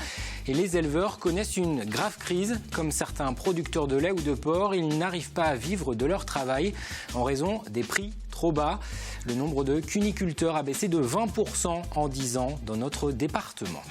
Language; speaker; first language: French; native; French